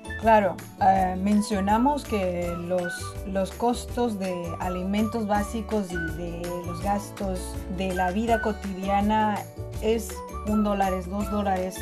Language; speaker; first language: Spanish; non-native, fluent; Chinese